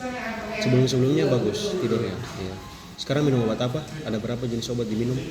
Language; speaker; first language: Indonesian; native; Indonesian